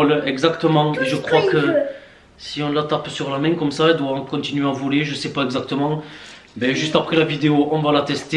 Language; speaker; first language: French; native; French